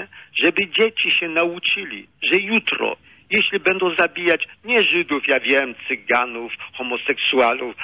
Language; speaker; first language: Polish; early bilingual, heritage; Polish